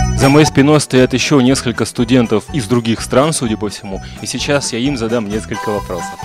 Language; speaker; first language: Russian; native; Russian